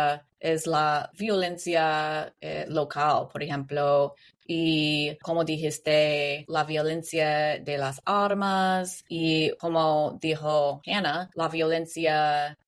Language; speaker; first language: Spanish; non-native, learner; English